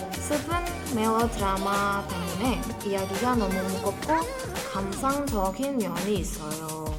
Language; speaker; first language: Korean; non-native, learner; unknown